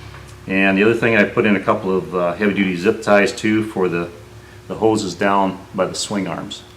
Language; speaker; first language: English; native; English